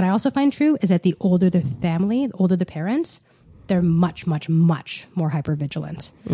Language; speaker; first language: English; native; English